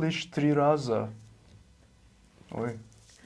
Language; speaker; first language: Russian; non-native, fluent; English